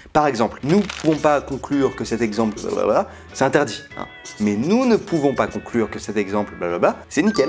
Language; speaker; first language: French; native; French